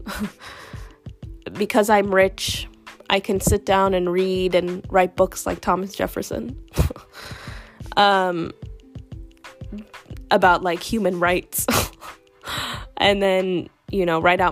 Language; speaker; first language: English; native; English